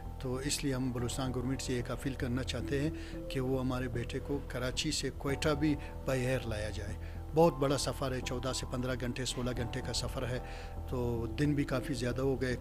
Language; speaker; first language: Urdu; non-native, local second language; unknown